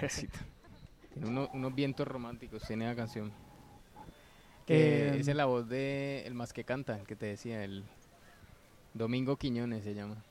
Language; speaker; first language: Spanish; native; Spanish